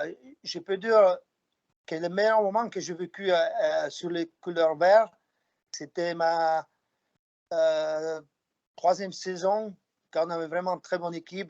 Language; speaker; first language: French; non-native, fluent; Slovak